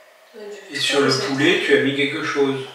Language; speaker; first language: French; native; French